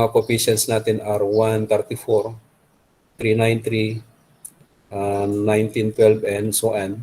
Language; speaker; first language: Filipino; native; Filipino